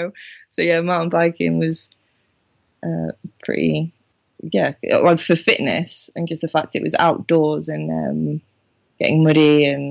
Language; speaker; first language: English; native; English